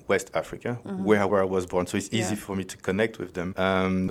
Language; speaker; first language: English; non-native, fluent; French